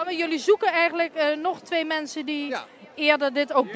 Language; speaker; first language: Dutch; native; Dutch